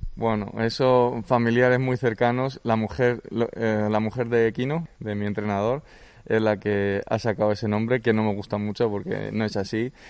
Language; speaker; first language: Spanish; early bilingual, other home language; Georgian